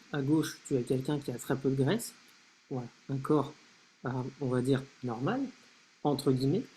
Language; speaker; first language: French; native; French